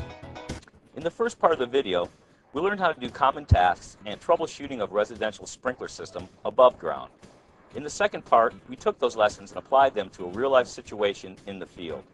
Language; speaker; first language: English; native; English